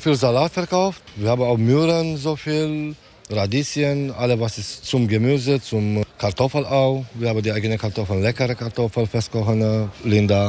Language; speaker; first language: German; non-native, learner; Romanian